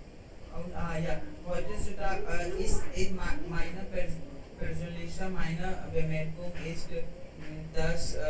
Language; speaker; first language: German; non-native, learner; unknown